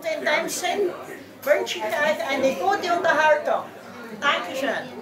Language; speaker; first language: German; native; German